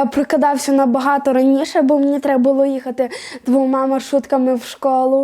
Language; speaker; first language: Ukrainian; native; Ukrainian